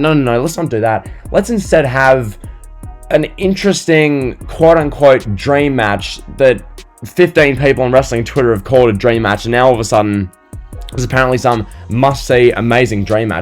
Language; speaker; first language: English; native; English